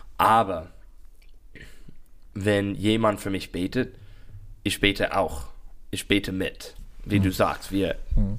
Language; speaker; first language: German; non-native, learner; English